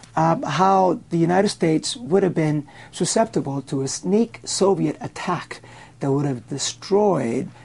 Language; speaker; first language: English; non-native, fluent; Spanish